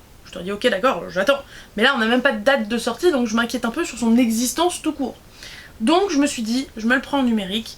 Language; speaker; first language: French; native; French